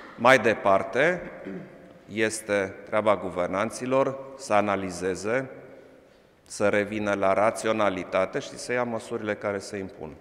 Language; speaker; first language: Romanian; non-native, local second language; German